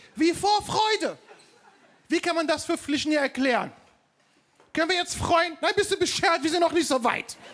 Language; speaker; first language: German; non-native, fluent; Arabic